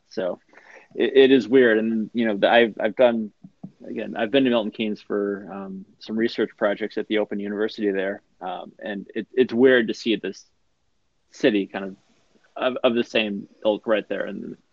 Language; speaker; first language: English; native; English